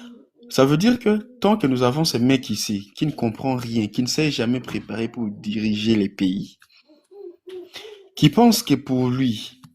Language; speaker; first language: French; non-native, local second language; Lingala